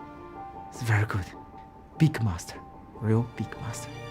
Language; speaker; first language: English; non-native, learner; Chinese